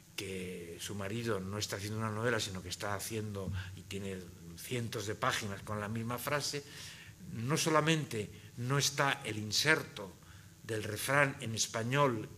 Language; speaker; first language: Spanish; native; Spanish